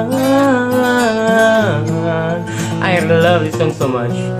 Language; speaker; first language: English; non-native, local second language; Malay